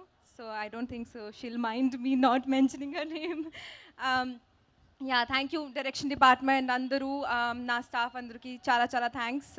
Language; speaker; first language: Telugu; non-native, learner; Hindi